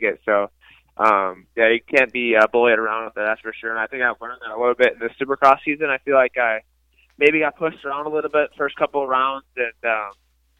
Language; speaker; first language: English; native; English